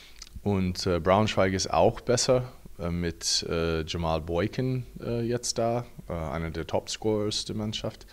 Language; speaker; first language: German; non-native, fluent; English